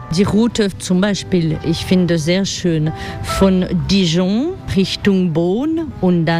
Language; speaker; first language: German; non-native, fluent; French